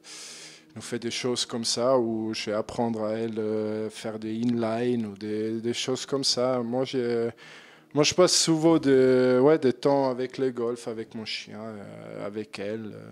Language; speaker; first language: French; non-native, learner; German